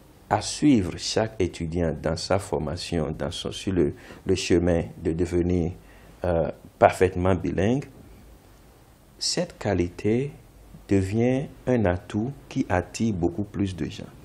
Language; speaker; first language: French; non-native, local second language; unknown